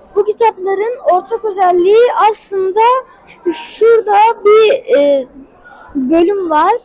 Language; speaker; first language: Turkish; native; Turkish